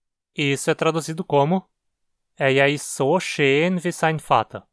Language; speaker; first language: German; early bilingual, heritage; Portuguese